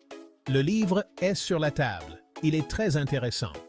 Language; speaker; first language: French; non-native, local second language; Haitian Creole